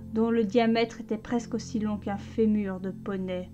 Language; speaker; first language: French; native; French